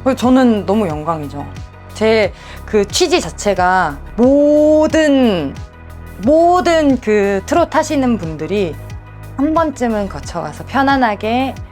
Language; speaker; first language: Korean; native; Korean